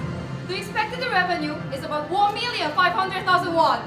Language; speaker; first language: English; non-native, learner; Korean